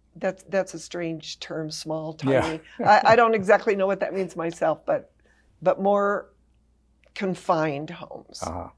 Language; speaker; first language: English; native; English